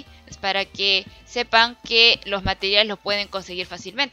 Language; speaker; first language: Spanish; native; Spanish